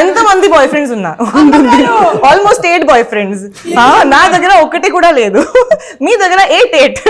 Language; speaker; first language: Telugu; non-native, learner; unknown